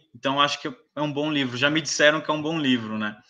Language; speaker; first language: Portuguese; native; Portuguese